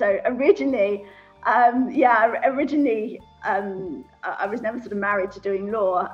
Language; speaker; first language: English; native; English